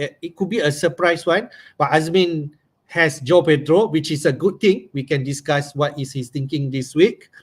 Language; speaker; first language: English; non-native, local second language; Malay